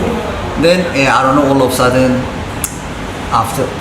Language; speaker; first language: English; non-native, fluent; Indonesian